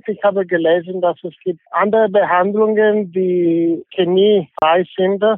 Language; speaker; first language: German; non-native, fluent; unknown